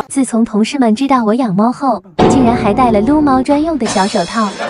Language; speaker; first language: Chinese; native; Chinese